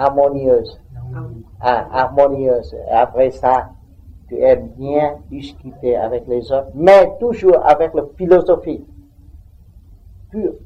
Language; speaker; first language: French; non-native, learner; Vietnamese